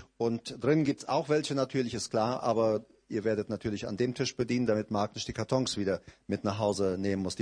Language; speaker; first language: German; native; German